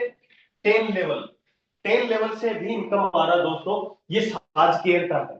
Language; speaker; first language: Hindi; native; Hindi